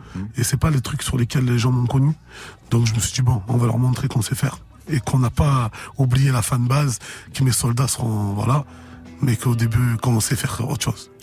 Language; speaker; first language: French; native; French